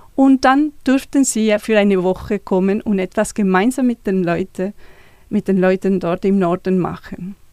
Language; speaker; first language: German; non-native, fluent; Spanish